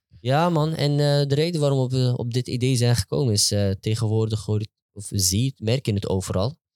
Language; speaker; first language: Dutch; early bilingual, heritage; Turkish